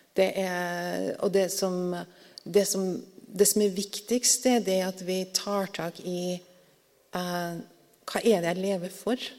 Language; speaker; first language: Norwegian; native; Norwegian